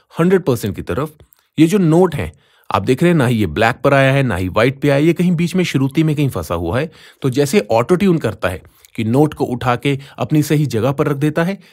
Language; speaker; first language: Hindi; native; Hindi